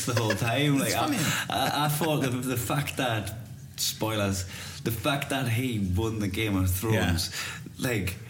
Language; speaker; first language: English; native; English